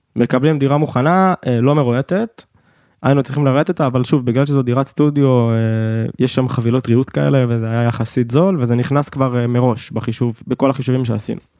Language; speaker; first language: Hebrew; native; Hebrew